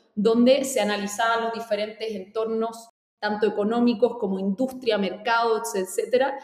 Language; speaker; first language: Spanish; native; Spanish